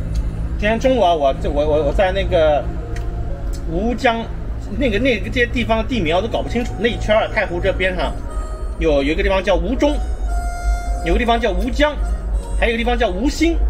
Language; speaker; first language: Chinese; native; Chinese